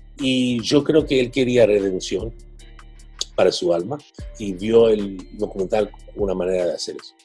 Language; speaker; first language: Spanish; early bilingual, heritage; Spanish